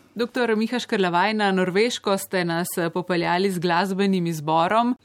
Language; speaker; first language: Slovenian; native; Slovenian